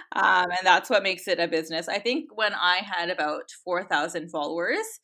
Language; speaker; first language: English; native; English